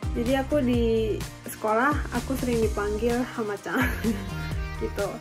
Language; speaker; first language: Indonesian; early bilingual, heritage; Japanese